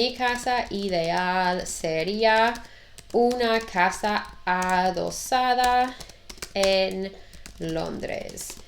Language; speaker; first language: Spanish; non-native, fluent; English